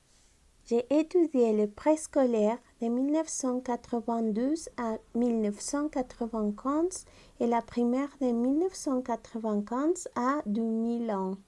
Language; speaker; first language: French; non-native, fluent; Spanish